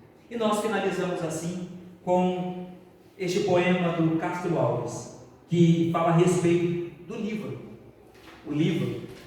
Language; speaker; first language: Portuguese; native; Portuguese